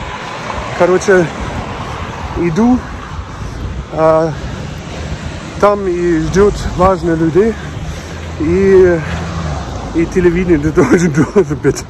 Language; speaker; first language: Russian; non-native, learner; German